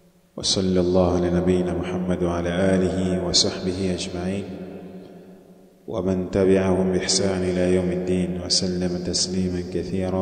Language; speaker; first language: Arabic; non-native, fluent; Swahili